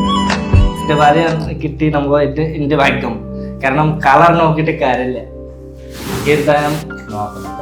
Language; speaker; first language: Malayalam; non-native, local second language; Bangla